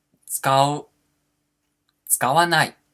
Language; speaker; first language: Japanese; non-native, fluent; Portuguese